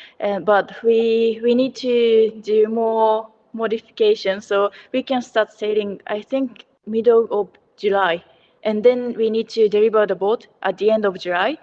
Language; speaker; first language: English; non-native, learner; Japanese